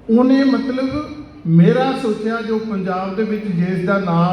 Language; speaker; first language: Hindi; non-native, local second language; Punjabi